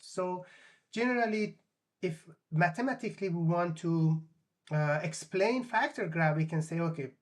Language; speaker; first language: English; non-native, fluent; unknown